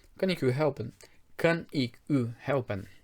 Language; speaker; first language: Dutch; non-native, fluent; Portuguese